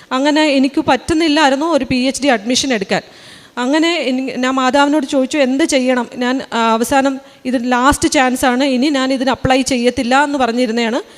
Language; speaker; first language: Malayalam; early bilingual, heritage; Malayalam